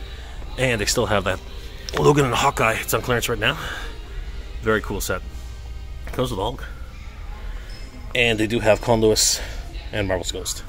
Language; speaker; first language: English; native; English